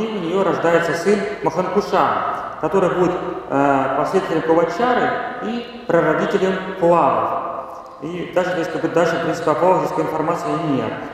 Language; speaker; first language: Russian; native; Russian